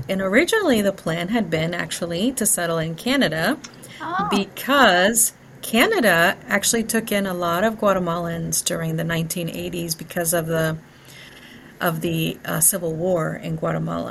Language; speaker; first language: English; early bilingual, other home language; Spanish